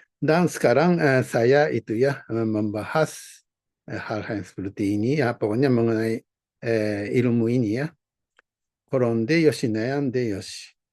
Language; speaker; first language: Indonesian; non-native, fluent; Japanese